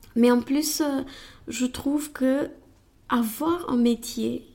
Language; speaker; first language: French; non-native, fluent; Romanian